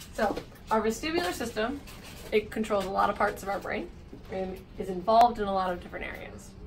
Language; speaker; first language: English; native; English